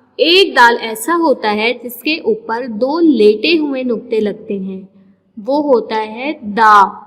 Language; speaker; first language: Urdu; non-native, local second language; Sindhi